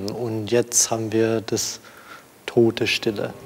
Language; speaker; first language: German; non-native, fluent; English